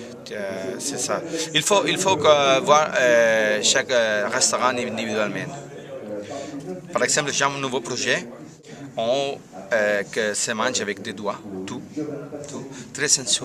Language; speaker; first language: French; non-native, learner; Spanish